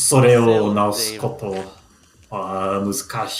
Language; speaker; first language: Japanese; non-native, learner; English